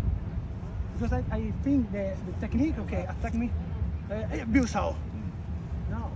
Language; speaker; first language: English; non-native, learner; Italian